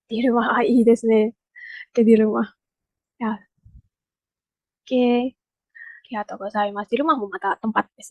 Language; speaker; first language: Japanese; non-native, fluent; Indonesian